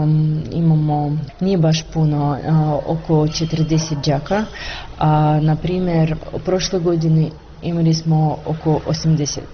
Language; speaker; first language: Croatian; non-native, learner; Russian